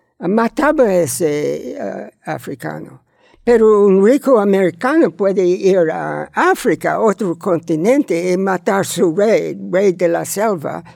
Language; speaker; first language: Spanish; non-native, learner; English